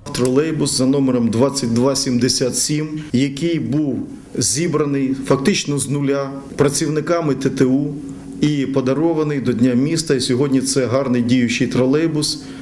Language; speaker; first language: Ukrainian; native; Ukrainian